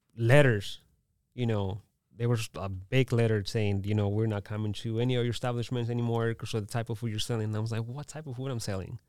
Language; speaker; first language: English; early bilingual, other home language; Spanish